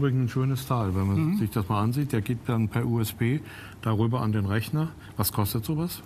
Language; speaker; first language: German; native; German